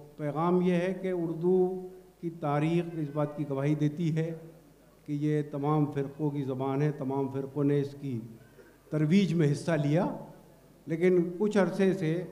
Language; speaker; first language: Urdu; native; Urdu